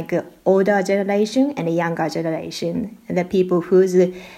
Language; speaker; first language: English; non-native, learner; Japanese